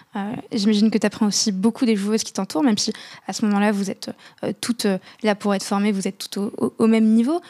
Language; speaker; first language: French; non-native, local second language; Arabic